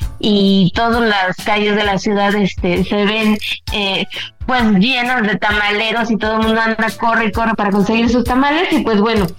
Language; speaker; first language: Spanish; native; Spanish